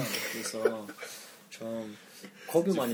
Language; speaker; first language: Korean; non-native, fluent; English